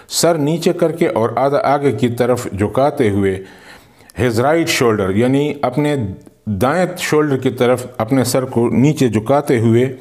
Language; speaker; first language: Urdu; non-native, local second language; Pashto